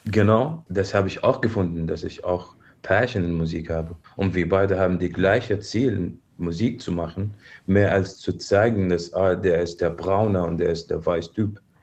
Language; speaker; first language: German; non-native, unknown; Arabic